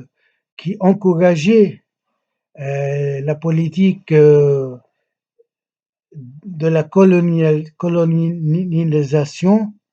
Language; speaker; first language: French; non-native, local second language; Arabic